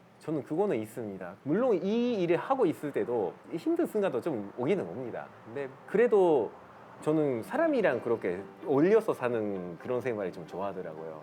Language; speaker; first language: Korean; non-native, fluent; Japanese